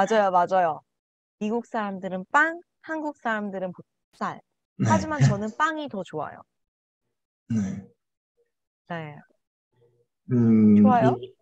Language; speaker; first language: Korean; non-native, learner; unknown